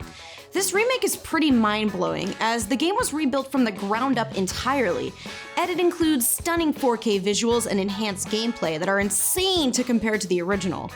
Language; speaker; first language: English; native; English